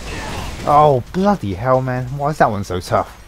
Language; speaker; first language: English; native; English